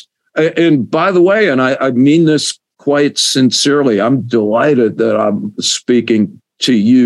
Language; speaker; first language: English; native; English